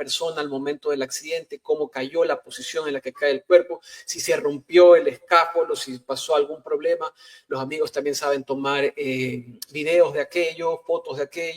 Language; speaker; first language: Spanish; native; Spanish